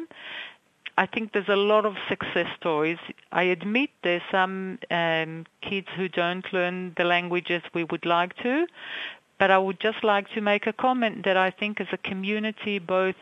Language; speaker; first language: English; non-native, fluent; Hebrew